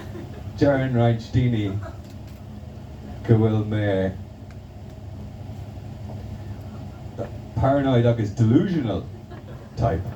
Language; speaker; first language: Irish; non-native, local second language; English